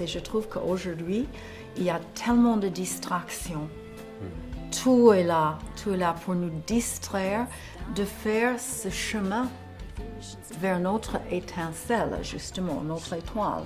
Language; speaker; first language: French; non-native, fluent; English